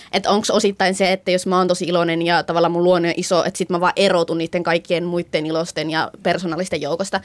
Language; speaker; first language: Finnish; native; Finnish